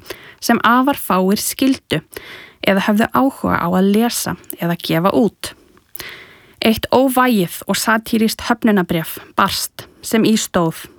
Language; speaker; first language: Icelandic; native; Icelandic